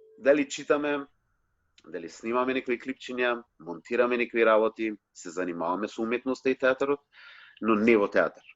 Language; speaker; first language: Macedonian; non-native, local second language; Turkish